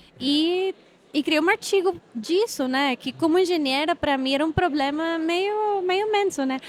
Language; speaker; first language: Portuguese; non-native, fluent; Spanish